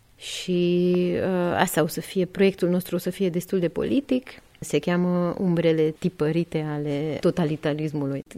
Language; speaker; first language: Romanian; non-native, local second language; Hungarian